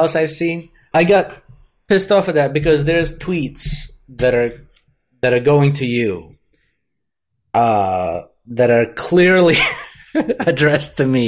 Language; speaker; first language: English; non-native, fluent; Russian